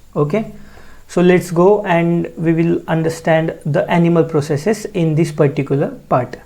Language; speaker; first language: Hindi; non-native, local second language; Marathi